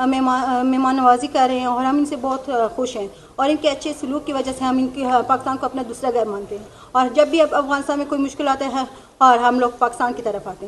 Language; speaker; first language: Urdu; non-native, fluent; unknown